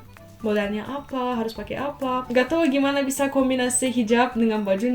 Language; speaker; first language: Indonesian; non-native, fluent; Turkish